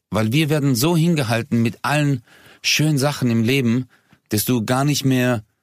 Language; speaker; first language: German; early bilingual, other home language; Turkish